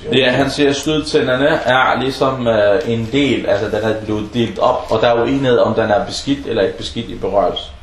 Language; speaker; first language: Danish; early bilingual, other home language; Arabic